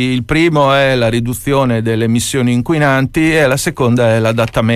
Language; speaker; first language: Italian; native; Italian